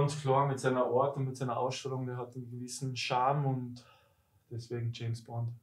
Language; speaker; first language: German; native; German